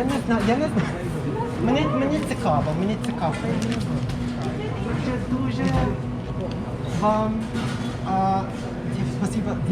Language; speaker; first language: Ukrainian; non-native, learner; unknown